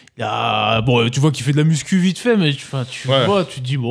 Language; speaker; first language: French; native; French